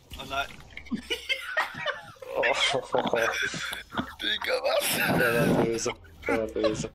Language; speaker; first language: German; native; German